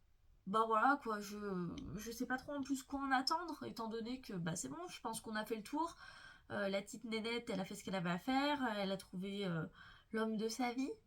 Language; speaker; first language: French; native; French